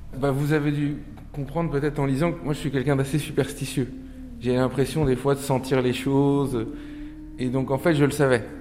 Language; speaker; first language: French; early bilingual, other home language; Turkish